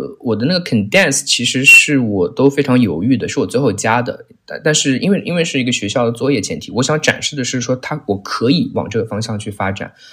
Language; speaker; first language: Chinese; native; Chinese